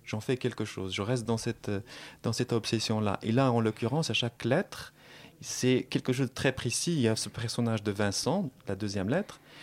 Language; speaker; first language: French; non-native, local second language; Arabic